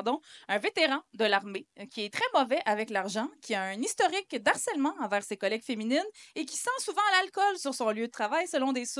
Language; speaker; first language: French; native; French